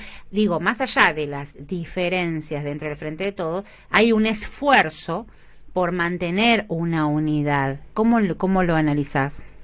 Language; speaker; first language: Spanish; native; Spanish